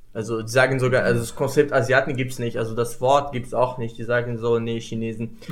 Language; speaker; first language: German; non-native, fluent; Arabic